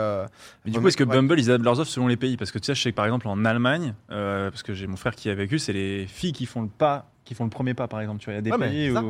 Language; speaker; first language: French; native; French